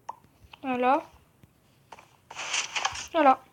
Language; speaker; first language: French; native; French